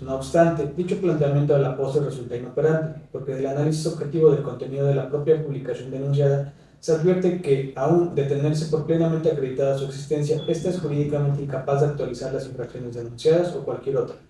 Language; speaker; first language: Spanish; native; Spanish